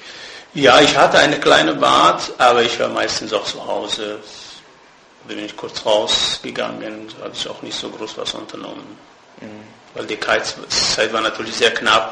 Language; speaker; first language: German; non-native, fluent; Persian